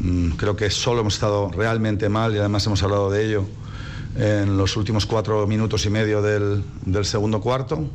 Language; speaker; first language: Spanish; native; Spanish